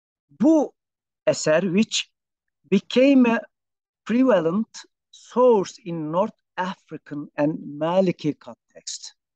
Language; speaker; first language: English; non-native, fluent; Turkish